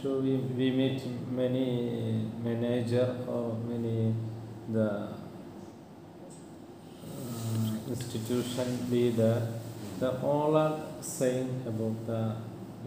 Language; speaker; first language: English; non-native, learner; Malayalam